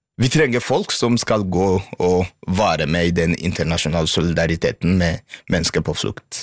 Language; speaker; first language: Norwegian; non-native, fluent; Swahili